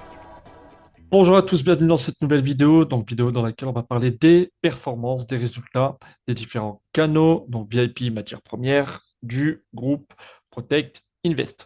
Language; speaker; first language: French; native; French